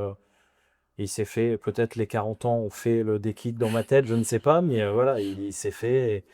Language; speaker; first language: French; native; French